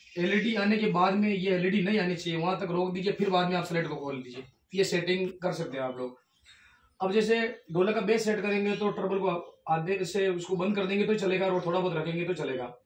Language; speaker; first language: Hindi; non-native, local second language; Rajasthani